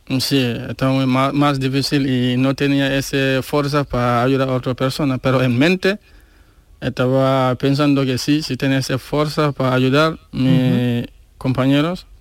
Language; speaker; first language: Spanish; non-native, learner; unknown